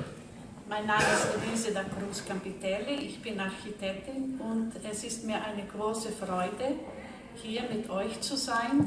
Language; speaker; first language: German; non-native, fluent; Portuguese